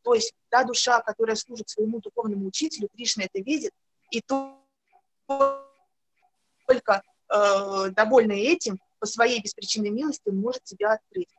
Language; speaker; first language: Russian; native; Russian